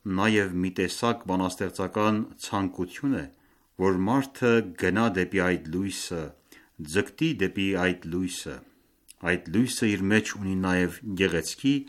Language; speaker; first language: Armenian; early bilingual, heritage; Armenian